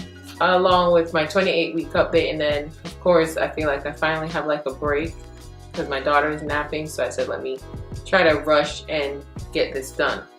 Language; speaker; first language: English; native; English